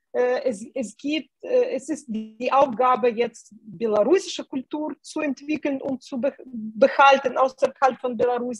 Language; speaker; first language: German; non-native, fluent; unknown